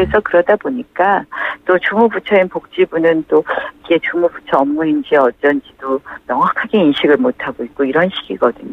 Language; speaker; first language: Korean; native; Korean